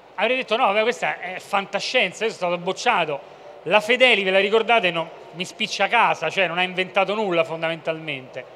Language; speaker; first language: Italian; native; Italian